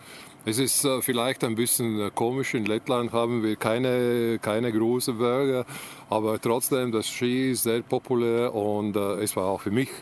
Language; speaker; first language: German; non-native, learner; Latvian